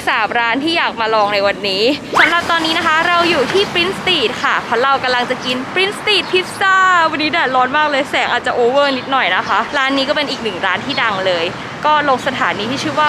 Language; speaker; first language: Thai; native; Thai